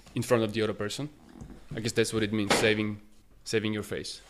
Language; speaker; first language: English; non-native, fluent; Slovak